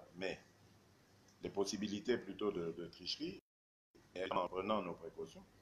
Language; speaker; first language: French; non-native, local second language; Luba-Lulua